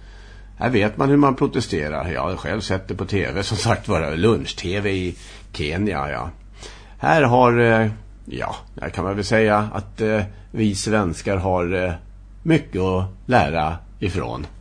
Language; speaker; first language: Swedish; native; Swedish